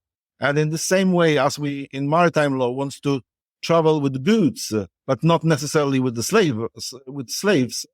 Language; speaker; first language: English; non-native, fluent; Polish